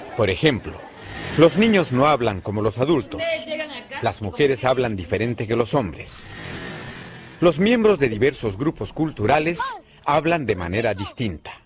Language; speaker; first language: Spanish; native; Spanish